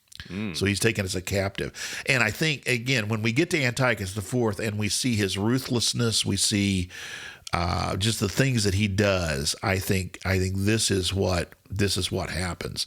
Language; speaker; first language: English; native; English